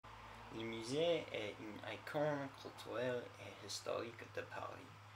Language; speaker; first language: French; non-native, learner; English